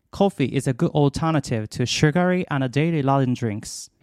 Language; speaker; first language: English; non-native, fluent; Japanese